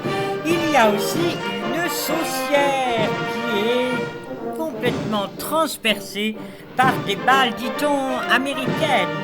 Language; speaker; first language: French; native; French